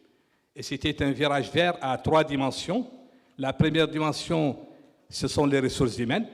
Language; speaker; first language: French; non-native, local second language; Arabic